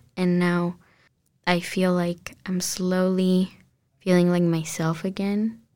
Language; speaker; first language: English; non-native, fluent; Spanish